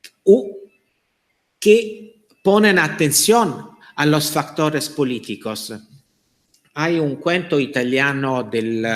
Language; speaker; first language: Spanish; non-native, fluent; Italian